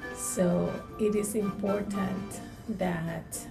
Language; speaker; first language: English; non-native, fluent; Spanish